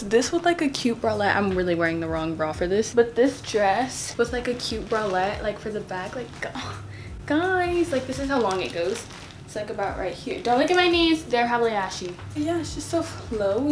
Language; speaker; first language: English; native; English